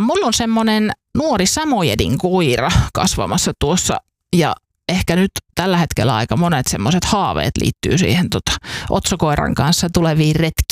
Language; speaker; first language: Finnish; native; Finnish